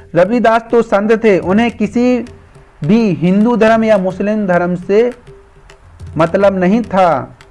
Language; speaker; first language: Hindi; native; Hindi